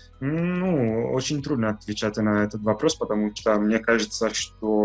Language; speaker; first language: Russian; non-native, fluent; Italian